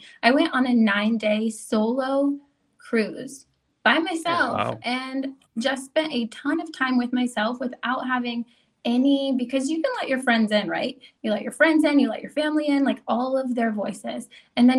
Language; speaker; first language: English; native; English